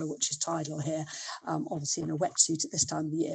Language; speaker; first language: English; native; English